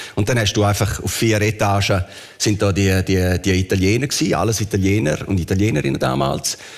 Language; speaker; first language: German; early bilingual, other home language; Italian